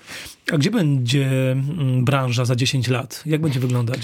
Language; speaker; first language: Polish; native; Polish